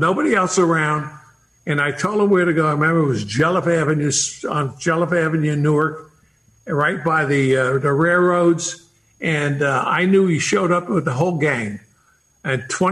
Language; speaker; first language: English; native; English